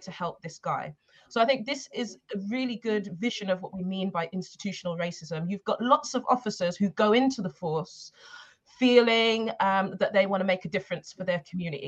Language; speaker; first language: English; native; English